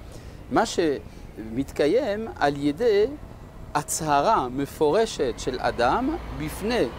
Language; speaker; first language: Hebrew; non-native, fluent; French